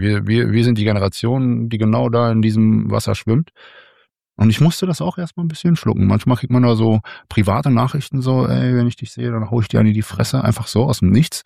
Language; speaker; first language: German; native; German